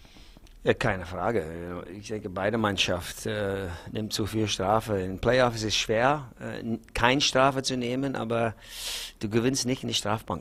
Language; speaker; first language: German; non-native, learner; English